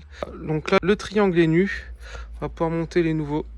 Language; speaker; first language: French; native; French